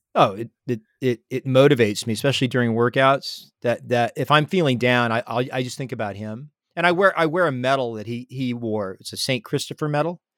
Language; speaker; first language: English; native; English